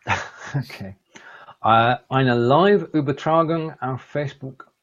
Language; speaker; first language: German; non-native, learner; English